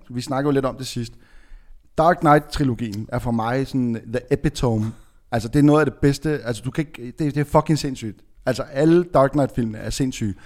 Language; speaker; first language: Danish; early bilingual, other home language; Turkish